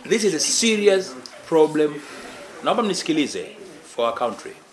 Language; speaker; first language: English; non-native, local second language; Swahili